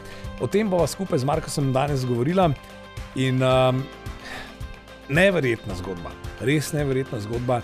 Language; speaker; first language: Slovenian; native; Slovenian